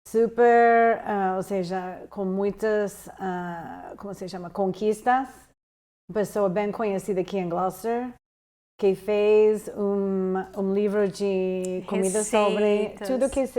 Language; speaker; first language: Portuguese; non-native, fluent; English